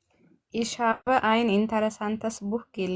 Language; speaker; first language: German; non-native, fluent; Amharic